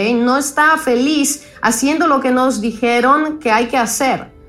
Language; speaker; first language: Spanish; non-native, fluent; Polish